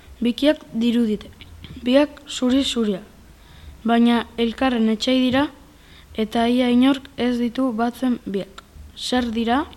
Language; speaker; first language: Basque; native; Basque